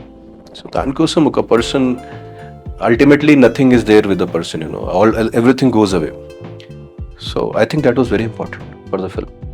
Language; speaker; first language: Telugu; non-native, fluent; Hindi